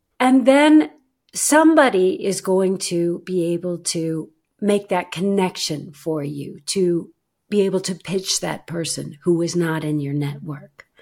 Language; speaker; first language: English; native; English